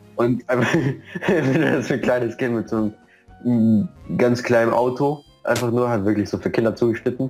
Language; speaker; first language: German; native; German